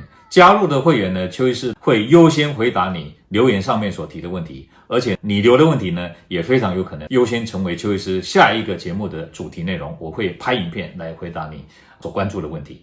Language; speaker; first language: Chinese; native; Chinese